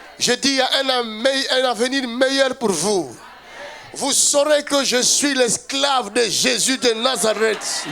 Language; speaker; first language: French; non-native, local second language; Lingala